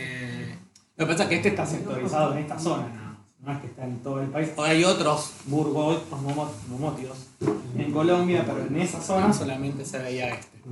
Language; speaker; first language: Spanish; native; Spanish